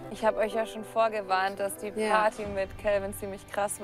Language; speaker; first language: German; native; German